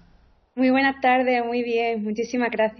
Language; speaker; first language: Spanish; native; Spanish